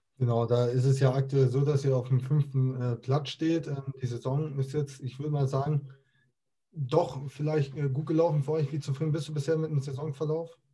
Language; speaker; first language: German; native; German